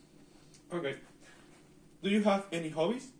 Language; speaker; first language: English; non-native, learner; Spanish